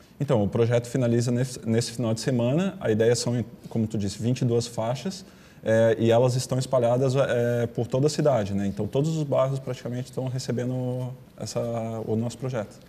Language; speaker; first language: Portuguese; native; Portuguese